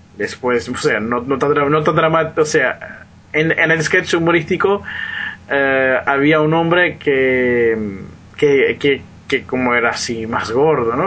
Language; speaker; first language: Spanish; non-native, fluent; Portuguese